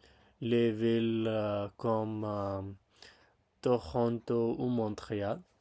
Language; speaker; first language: French; non-native, learner; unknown